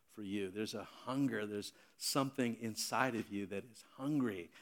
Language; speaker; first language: English; native; English